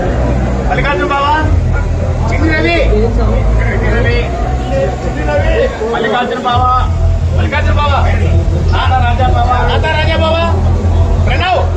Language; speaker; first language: Telugu; native; Telugu